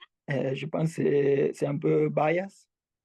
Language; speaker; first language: French; non-native, fluent; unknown